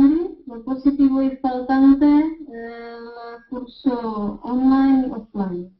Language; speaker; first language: Spanish; non-native, fluent; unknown